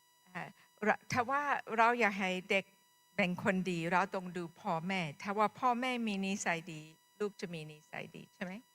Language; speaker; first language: Thai; non-native, fluent; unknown